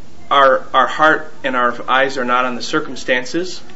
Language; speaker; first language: English; native; English